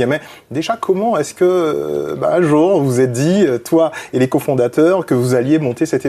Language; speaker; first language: French; native; French